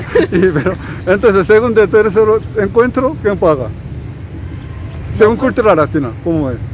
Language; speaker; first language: Spanish; non-native, learner; Korean